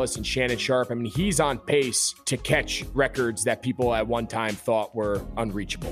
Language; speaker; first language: English; native; English